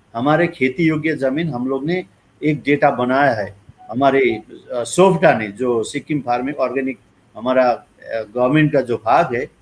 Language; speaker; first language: Hindi; non-native, local second language; Nepali